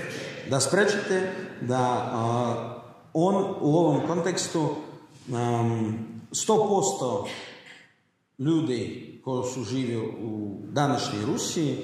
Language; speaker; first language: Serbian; non-native, learner; Russian